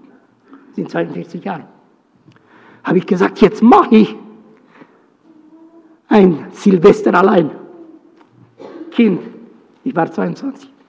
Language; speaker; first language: German; non-native, fluent; Romanian